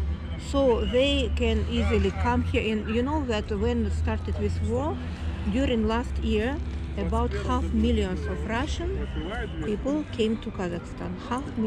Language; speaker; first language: English; non-native, fluent; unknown